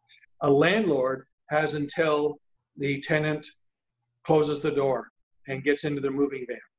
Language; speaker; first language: English; native; English